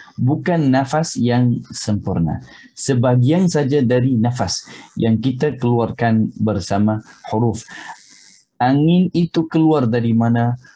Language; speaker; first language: Malay; non-native, fluent; Arabic